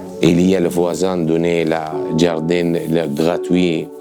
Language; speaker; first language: French; non-native, learner; Arabic